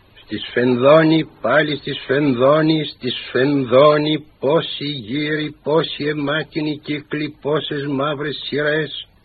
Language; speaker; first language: Greek; native; Greek